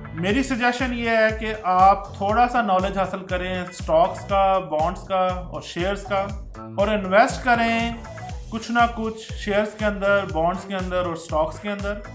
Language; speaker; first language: Urdu; non-native, local second language; Punjabi